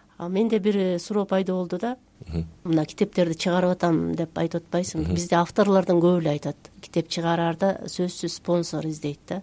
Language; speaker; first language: Kyrgyz; native; Kyrgyz